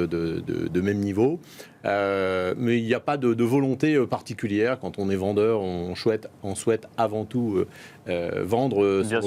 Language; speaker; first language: French; native; French